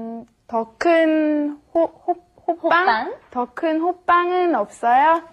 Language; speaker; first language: Korean; non-native, learner; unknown